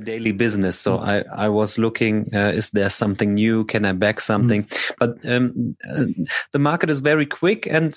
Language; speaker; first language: English; non-native, fluent; German